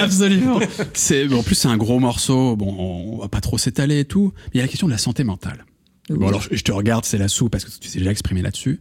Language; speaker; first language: French; native; French